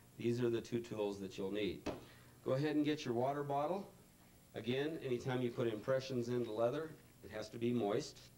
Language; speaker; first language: English; native; English